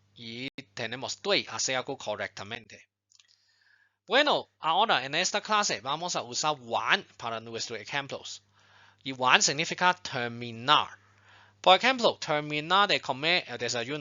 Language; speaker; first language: Spanish; non-native, fluent; Chinese